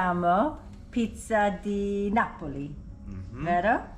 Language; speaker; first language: Italian; non-native, learner; English